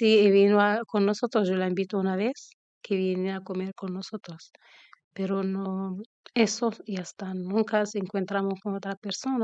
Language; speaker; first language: Spanish; non-native, learner; Arabic